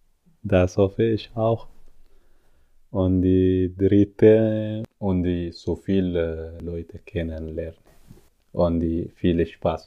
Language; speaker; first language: German; non-native, learner; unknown